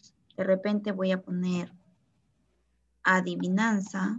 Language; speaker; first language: Spanish; native; Spanish